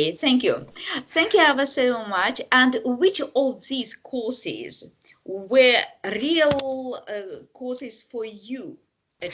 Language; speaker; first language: English; non-native, fluent; Russian